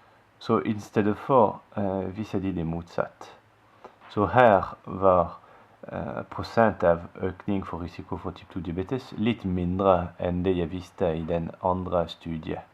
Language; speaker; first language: Norwegian; non-native, fluent; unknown